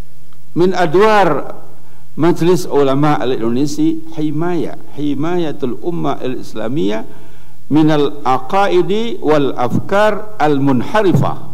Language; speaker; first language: Arabic; non-native, fluent; Indonesian